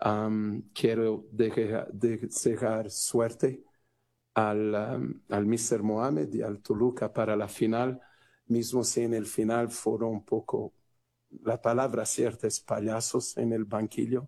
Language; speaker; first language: Spanish; non-native, learner; Portuguese